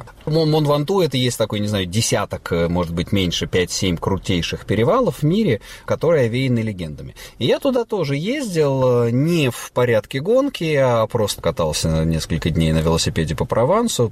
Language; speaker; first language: Russian; native; Russian